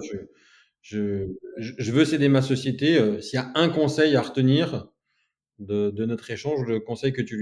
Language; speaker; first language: French; native; French